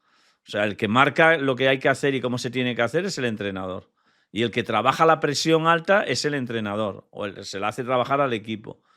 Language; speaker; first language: Spanish; native; Spanish